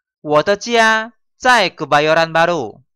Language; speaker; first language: Chinese; non-native, fluent; Indonesian